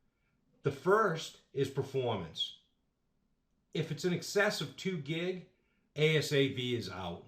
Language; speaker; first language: English; native; English